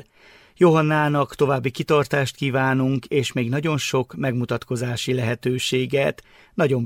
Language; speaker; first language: Hungarian; native; Hungarian